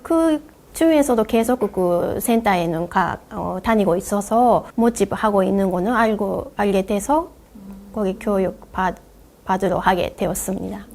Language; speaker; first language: Korean; non-native, learner; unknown